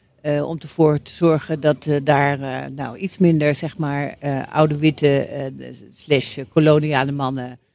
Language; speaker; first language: Dutch; native; Dutch